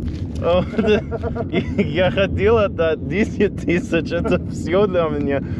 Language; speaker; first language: Russian; non-native, learner; English